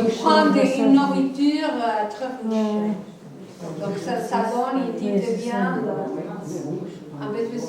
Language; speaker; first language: French; non-native, fluent; Spanish